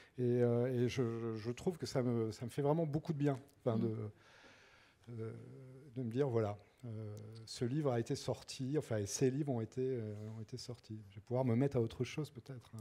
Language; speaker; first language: French; native; French